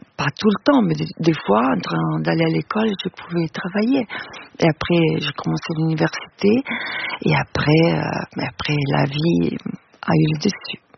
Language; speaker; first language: French; non-native, fluent; Italian